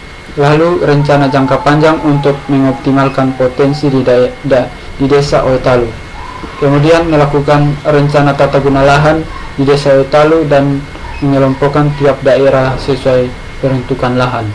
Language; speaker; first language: Indonesian; native; Indonesian